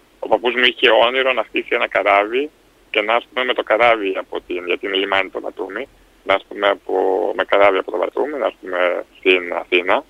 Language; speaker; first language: Greek; early bilingual, other home language; Russian